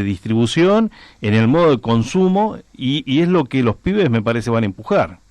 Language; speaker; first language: Spanish; native; Spanish